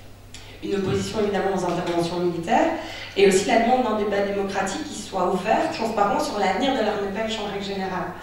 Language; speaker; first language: French; native; French